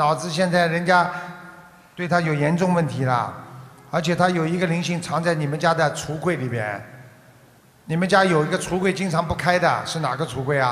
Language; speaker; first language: Chinese; non-native, local second language; Wu Chinese